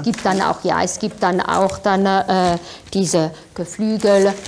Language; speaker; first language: German; non-native, fluent; French